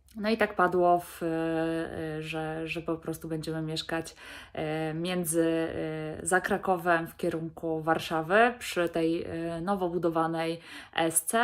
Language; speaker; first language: Polish; native; Polish